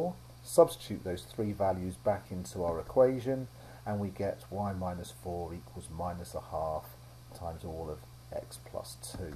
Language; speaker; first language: English; native; English